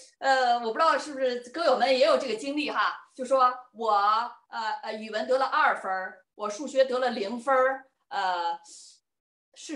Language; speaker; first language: Chinese; native; Chinese